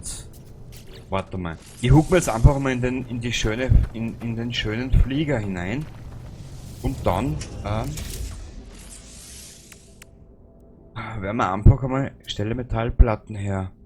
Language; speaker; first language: German; native; German